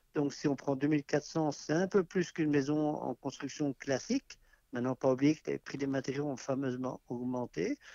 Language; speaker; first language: French; native; French